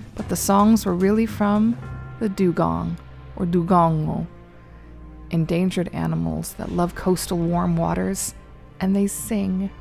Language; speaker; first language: English; native; English